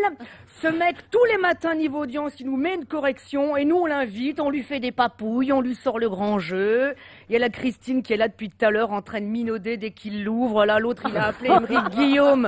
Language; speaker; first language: French; native; French